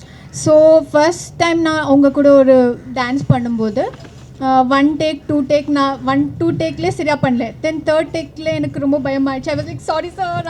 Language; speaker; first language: Tamil; non-native, learner; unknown